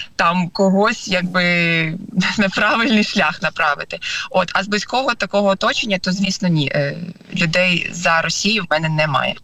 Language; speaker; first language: Ukrainian; non-native, local second language; Russian